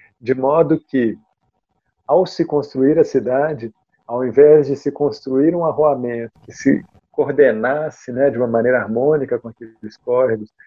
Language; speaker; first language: Portuguese; native; Portuguese